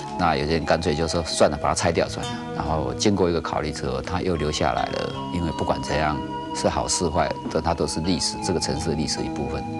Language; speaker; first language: Chinese; native; Chinese